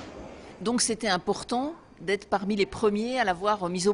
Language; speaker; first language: French; native; French